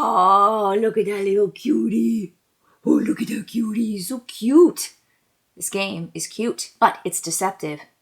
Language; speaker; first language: English; native; English